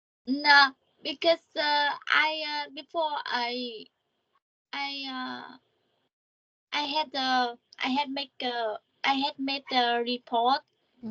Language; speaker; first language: English; non-native, learner; Vietnamese